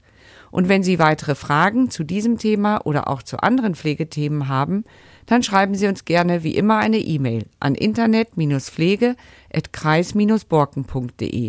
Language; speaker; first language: German; native; German